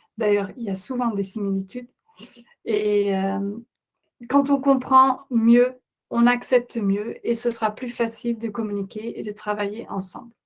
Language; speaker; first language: French; non-native, fluent; Dutch